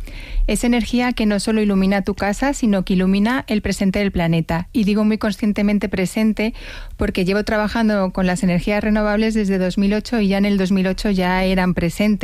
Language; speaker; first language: Spanish; native; Spanish